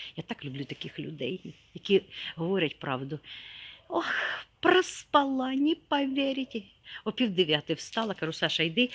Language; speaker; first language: Ukrainian; non-native, local second language; Russian